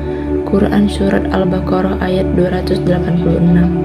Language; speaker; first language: Indonesian; native; Indonesian